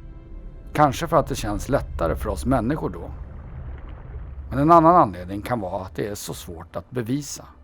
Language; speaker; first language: Swedish; native; Swedish